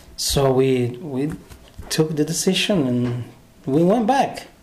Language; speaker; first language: English; non-native, learner; Spanish